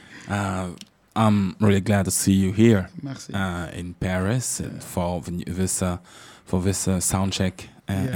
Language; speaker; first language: English; non-native, learner; French